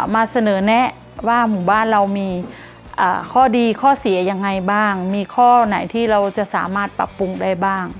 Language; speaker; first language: Thai; native; Thai